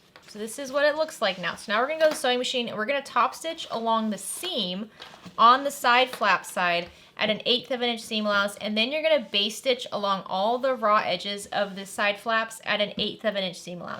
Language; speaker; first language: English; native; English